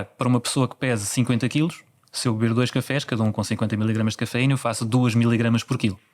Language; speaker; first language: Portuguese; native; Portuguese